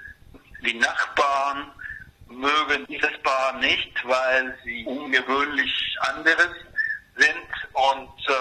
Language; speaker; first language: German; non-native, fluent; Spanish